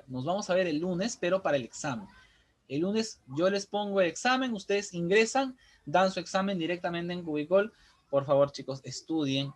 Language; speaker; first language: Spanish; native; Spanish